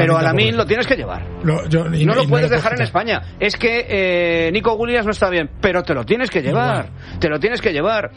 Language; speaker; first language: Spanish; native; Spanish